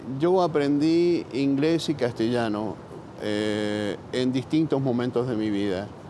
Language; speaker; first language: Spanish; early bilingual, other home language; English